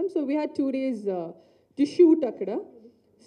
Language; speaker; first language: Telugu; non-native, learner; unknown